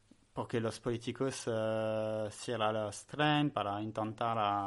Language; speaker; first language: Spanish; non-native, learner; French